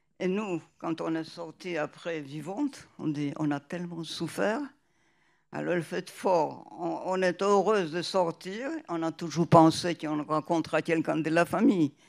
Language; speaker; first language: French; non-native, fluent; Polish